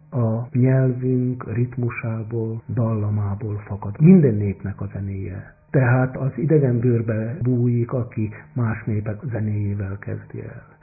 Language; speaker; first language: Hungarian; native; Hungarian